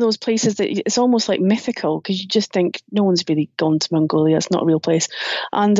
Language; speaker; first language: English; native; English